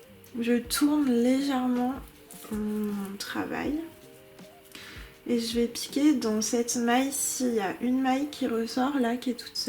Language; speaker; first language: French; native; French